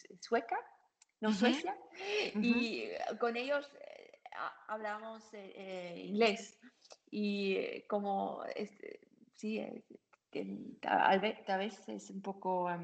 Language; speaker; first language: Spanish; non-native, learner; German